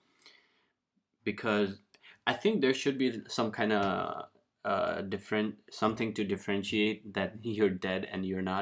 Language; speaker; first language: English; non-native, local second language; Nepali